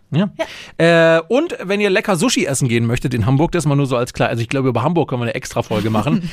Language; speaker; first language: German; native; German